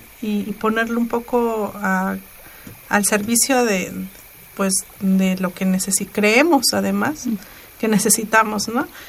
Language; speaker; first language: Spanish; non-native, local second language; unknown